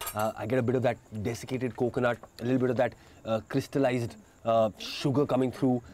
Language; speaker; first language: English; non-native, local second language; Hindi